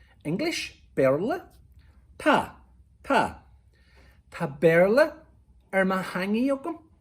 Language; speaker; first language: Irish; non-native, local second language; English